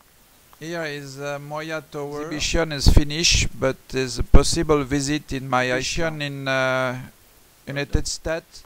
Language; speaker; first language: English; non-native, learner; French